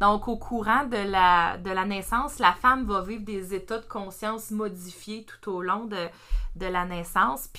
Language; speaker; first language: French; native; French